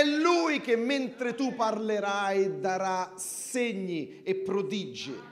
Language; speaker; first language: Italian; native; Italian